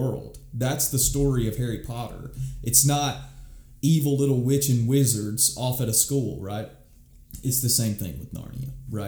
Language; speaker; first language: English; native; English